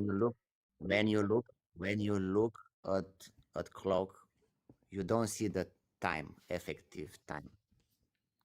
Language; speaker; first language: English; non-native, learner; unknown